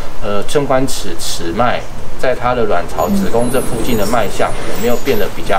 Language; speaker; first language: Chinese; native; Chinese